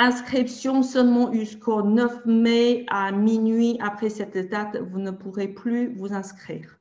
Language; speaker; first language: French; native; French